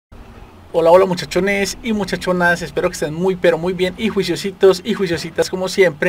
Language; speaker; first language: Spanish; native; Spanish